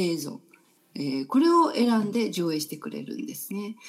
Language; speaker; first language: Japanese; native; Japanese